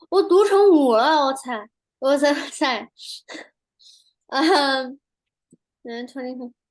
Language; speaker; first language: Chinese; early bilingual, heritage; Chinese